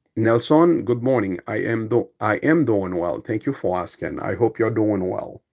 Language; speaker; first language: English; non-native, fluent; Haitian Creole